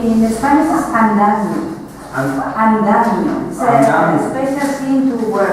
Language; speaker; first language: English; non-native, fluent; Spanish